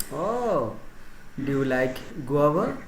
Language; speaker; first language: English; non-native, fluent; Bangla